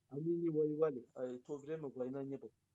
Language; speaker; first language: Russian; non-native, local second language; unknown